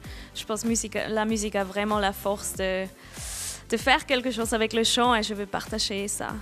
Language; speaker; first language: French; non-native, local second language; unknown